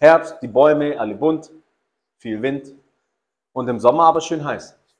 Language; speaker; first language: German; native; German